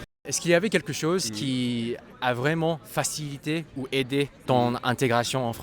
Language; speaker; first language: French; non-native, fluent; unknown